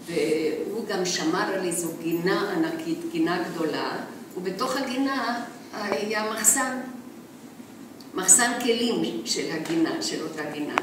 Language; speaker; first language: Hebrew; non-native, fluent; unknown